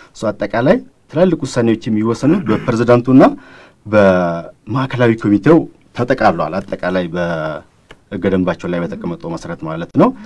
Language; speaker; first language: Amharic; non-native, local second language; Oromo